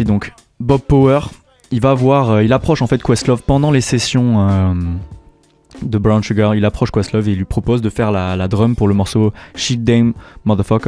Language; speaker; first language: French; native; French